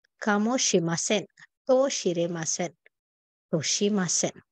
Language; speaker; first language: Japanese; non-native, fluent; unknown